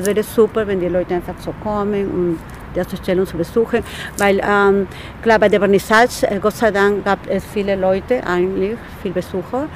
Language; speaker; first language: German; non-native, fluent; Spanish